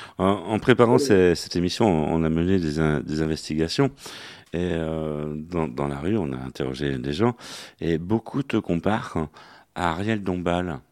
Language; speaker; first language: French; native; French